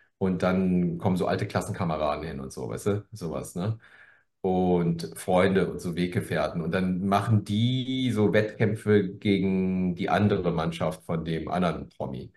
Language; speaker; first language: German; early bilingual, other home language; Korean